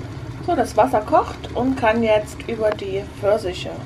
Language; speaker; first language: German; native; German